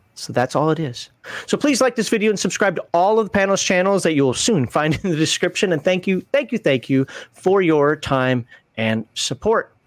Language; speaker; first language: English; native; English